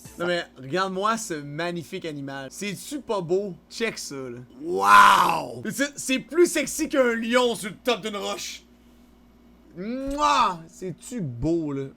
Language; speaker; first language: French; native; French